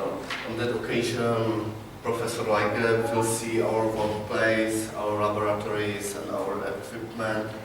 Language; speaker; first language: English; non-native, learner; Czech